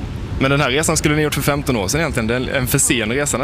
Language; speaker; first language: Swedish; native; Swedish